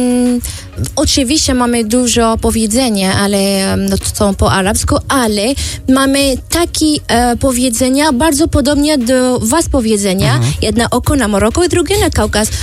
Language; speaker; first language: Polish; non-native, learner; Arabic